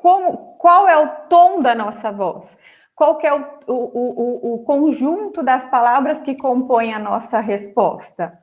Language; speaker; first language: Portuguese; native; Portuguese